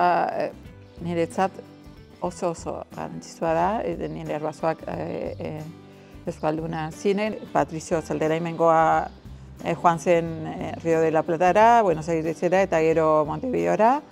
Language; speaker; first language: Basque; non-native, learner; Spanish